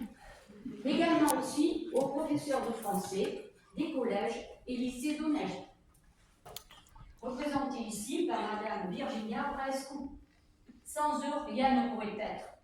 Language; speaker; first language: French; native; French